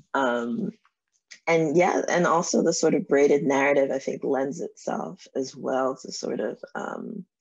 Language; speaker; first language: English; native; English